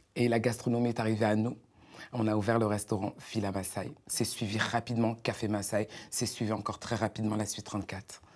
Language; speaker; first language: French; native; French